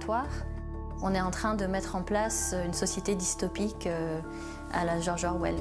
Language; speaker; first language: French; native; French